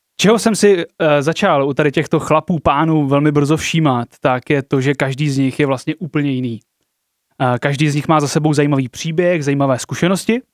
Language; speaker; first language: Czech; native; Czech